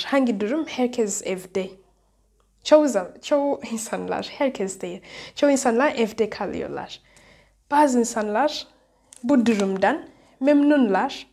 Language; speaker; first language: Turkish; non-native, fluent; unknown